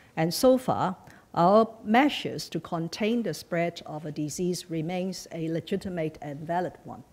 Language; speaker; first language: English; non-native, local second language; Chinese